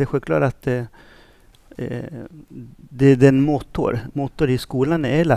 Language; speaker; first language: Swedish; non-native, fluent; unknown